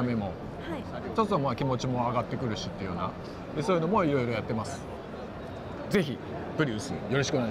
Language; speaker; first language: Japanese; native; Japanese